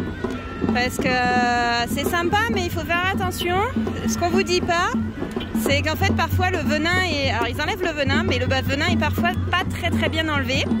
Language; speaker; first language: French; native; French